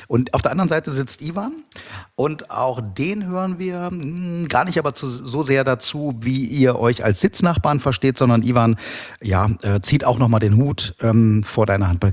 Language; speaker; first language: German; native; German